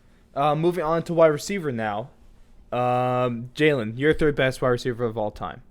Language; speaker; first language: English; native; English